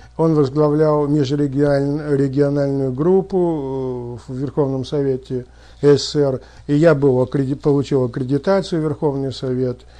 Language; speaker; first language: Russian; native; Russian